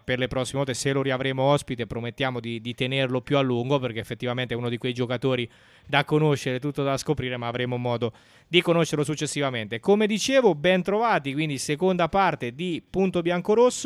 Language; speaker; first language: Italian; native; Italian